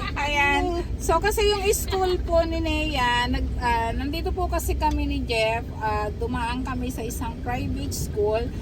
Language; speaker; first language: Filipino; native; Filipino